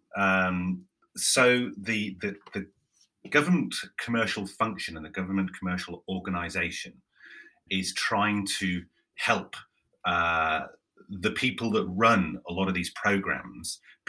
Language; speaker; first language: English; native; English